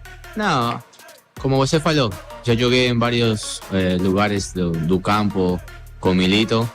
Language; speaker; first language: Portuguese; non-native, learner; Spanish